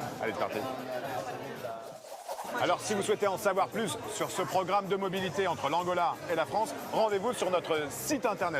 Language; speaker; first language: French; native; French